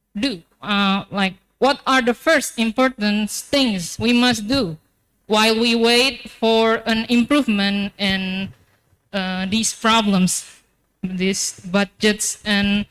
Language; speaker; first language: English; non-native, fluent; Indonesian